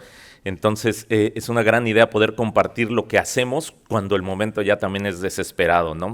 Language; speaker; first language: Spanish; native; Spanish